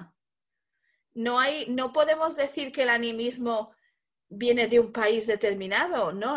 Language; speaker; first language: Spanish; native; Spanish